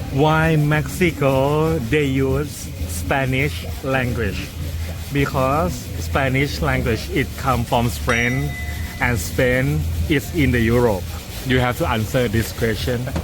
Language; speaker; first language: English; non-native, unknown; Thai